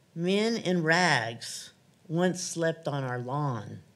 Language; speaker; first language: English; native; English